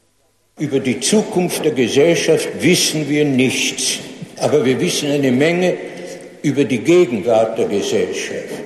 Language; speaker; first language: German; non-native, fluent; English